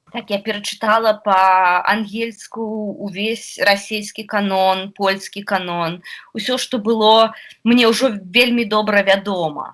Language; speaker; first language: Belarusian; non-native, local second language; Russian